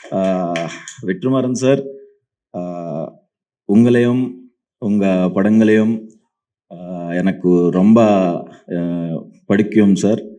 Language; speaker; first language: Tamil; non-native, learner; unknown